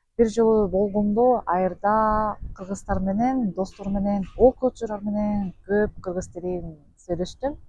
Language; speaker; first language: Kyrgyz; non-native, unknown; Japanese